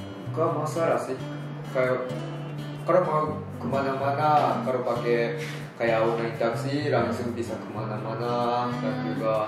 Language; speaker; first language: Indonesian; non-native, learner; Japanese